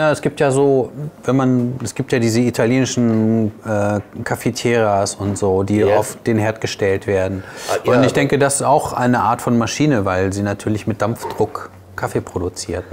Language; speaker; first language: German; native; German